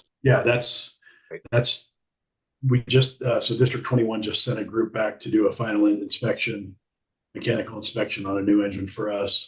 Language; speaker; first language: English; native; English